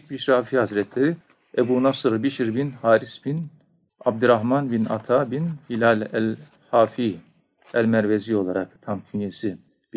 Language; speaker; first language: Turkish; native; Turkish